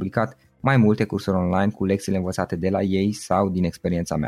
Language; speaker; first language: Romanian; native; Romanian